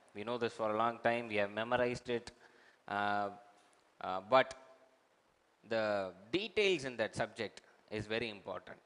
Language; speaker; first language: English; non-native, local second language; Tamil